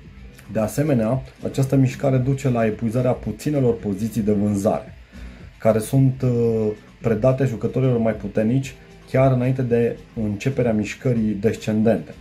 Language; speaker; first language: Romanian; native; Romanian